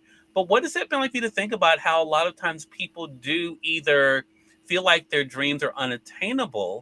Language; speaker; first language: English; native; English